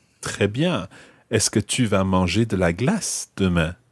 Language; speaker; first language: French; non-native, fluent; English